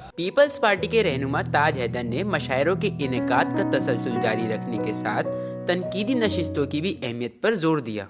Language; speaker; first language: Urdu; native; Urdu